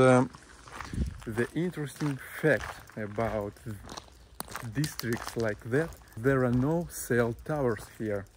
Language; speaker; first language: English; non-native, learner; Russian